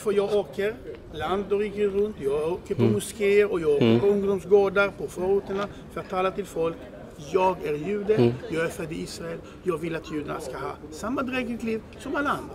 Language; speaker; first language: Swedish; non-native, fluent; Hebrew